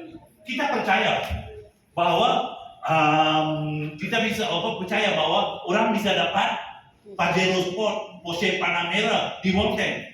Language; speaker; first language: Indonesian; non-native, fluent; Tamil